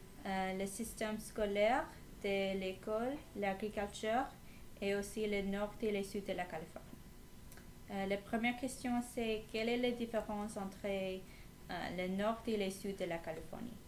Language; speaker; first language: French; non-native, learner; English